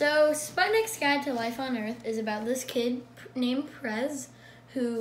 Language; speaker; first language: English; native; English